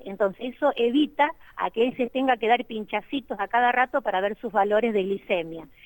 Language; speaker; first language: Spanish; native; Spanish